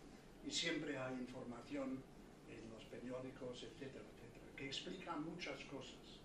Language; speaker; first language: Spanish; non-native, fluent; English